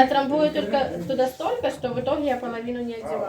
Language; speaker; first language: Russian; native; Russian